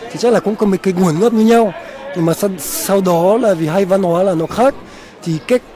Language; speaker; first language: Vietnamese; non-native, fluent; French